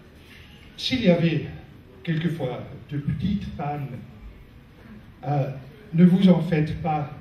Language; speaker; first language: French; non-native, fluent; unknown